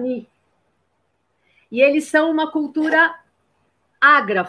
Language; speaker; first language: Portuguese; native; Portuguese